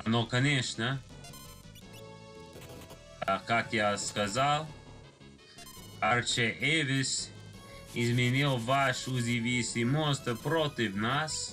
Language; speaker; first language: Russian; non-native, learner; English